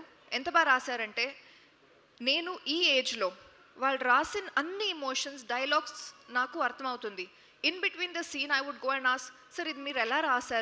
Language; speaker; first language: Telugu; non-native, fluent; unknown